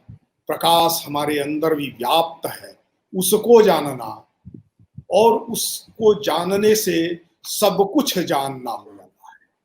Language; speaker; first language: Hindi; native; Hindi